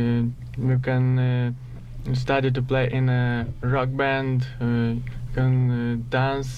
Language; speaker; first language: English; non-native, learner; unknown